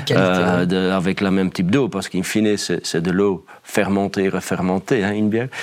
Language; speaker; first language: French; non-native, fluent; Dutch